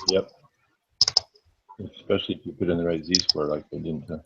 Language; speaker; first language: English; native; English